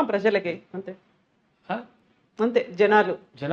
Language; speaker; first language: Telugu; native; Telugu